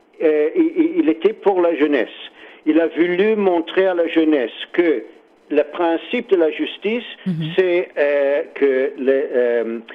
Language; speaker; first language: French; non-native, learner; English